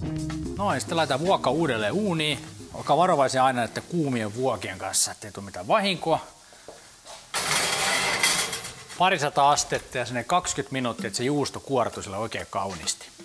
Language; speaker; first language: Finnish; native; Finnish